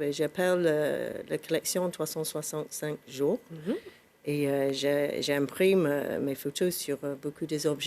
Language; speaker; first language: French; non-native, fluent; English